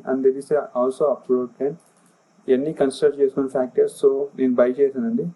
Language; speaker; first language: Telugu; non-native, local second language; Urdu